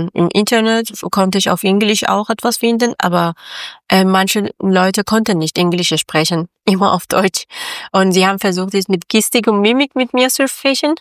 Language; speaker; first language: German; non-native, learner; Persian